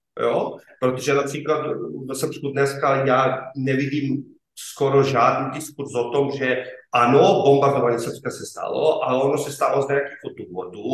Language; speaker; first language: Czech; non-native, fluent; Serbian